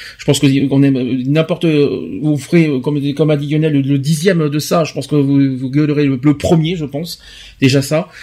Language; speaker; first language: French; native; French